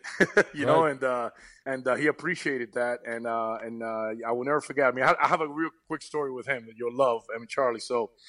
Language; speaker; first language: English; early bilingual, other home language; Spanish